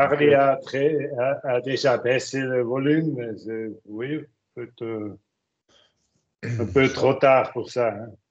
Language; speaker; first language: French; non-native, learner; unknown